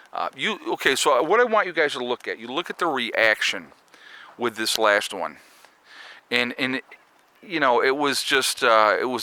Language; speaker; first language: English; native; English